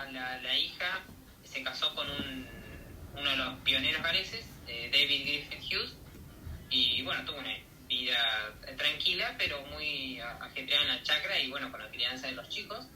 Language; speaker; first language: Spanish; native; Spanish